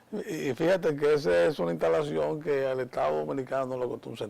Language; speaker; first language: Spanish; native; Spanish